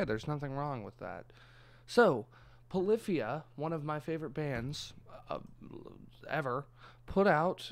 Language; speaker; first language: English; native; English